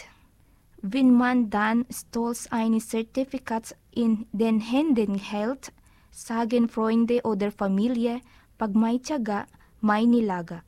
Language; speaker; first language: German; non-native, learner; Filipino